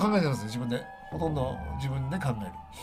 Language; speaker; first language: Japanese; native; Japanese